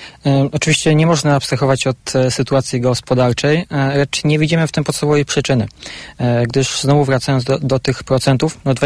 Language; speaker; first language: Polish; native; Polish